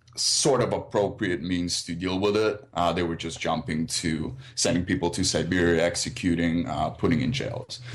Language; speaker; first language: English; early bilingual, other home language; Russian